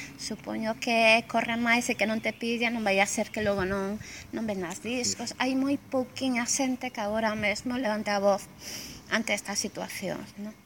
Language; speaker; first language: Galician; non-native, local second language; Spanish